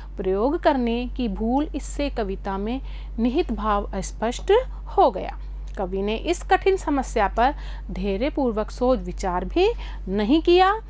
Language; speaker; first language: Hindi; native; Hindi